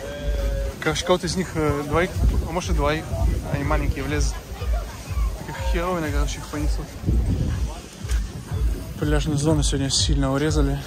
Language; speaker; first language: Russian; native; Russian